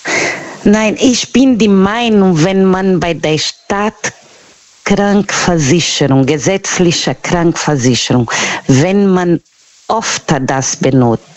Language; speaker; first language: German; non-native, fluent; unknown